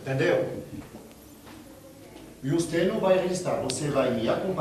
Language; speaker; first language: Spanish; non-native, learner; French